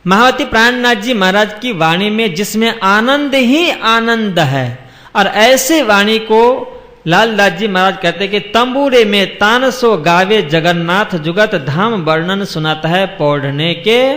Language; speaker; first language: Hindi; non-native, local second language; Gujarati